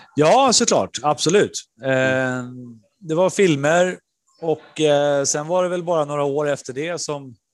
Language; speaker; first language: Swedish; early bilingual, other home language; Spanish